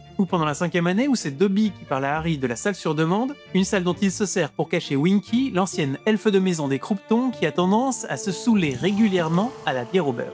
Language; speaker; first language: French; native; French